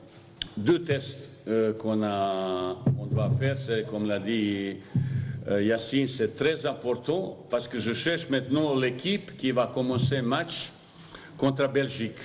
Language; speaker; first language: French; non-native, fluent; Bosnian